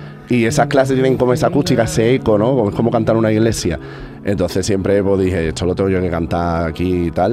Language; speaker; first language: Spanish; native; Spanish